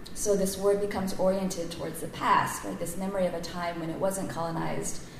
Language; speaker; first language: English; native; English